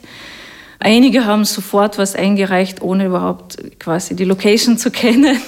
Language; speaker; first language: German; non-native, fluent; Russian